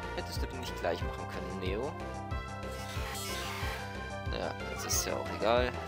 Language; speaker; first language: German; native; German